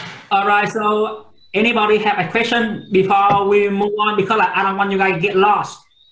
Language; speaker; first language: English; non-native, fluent; Vietnamese